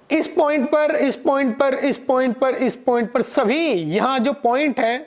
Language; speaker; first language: Hindi; non-native, local second language; Gujarati